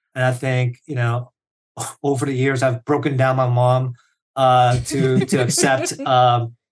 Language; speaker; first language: English; early bilingual, other home language; Korean